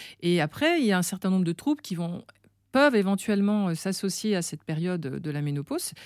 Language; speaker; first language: French; native; French